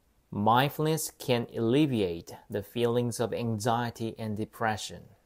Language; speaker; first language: English; non-native, fluent; Korean